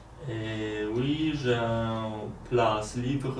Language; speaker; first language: French; non-native, learner; Polish